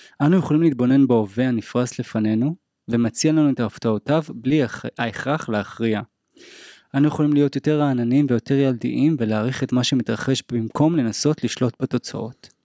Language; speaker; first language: Hebrew; native; Hebrew